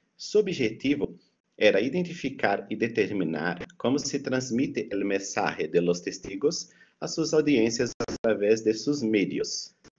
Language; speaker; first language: Spanish; non-native, learner; Portuguese